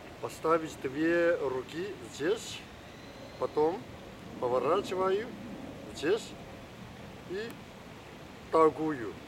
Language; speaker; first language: Russian; non-native, learner; Chinese